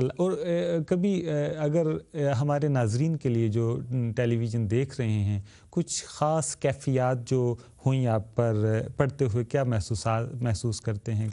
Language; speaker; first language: Urdu; native; Urdu